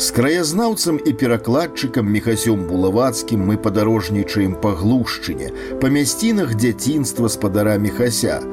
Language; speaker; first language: Belarusian; native; Belarusian